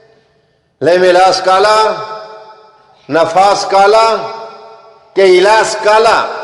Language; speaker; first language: Greek; non-native, learner; Punjabi